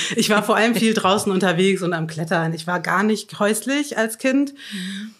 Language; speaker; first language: German; native; German